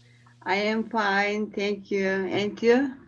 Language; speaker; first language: English; non-native, learner; Turkish